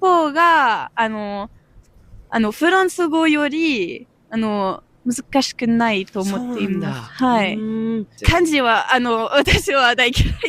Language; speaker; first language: Japanese; non-native, learner; French